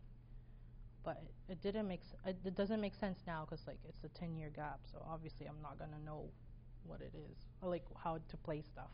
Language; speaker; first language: English; early bilingual, other home language; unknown